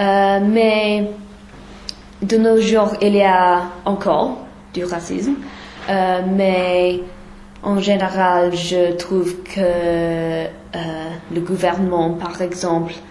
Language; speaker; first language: French; non-native, fluent; English